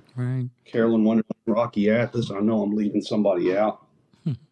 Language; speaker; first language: English; native; English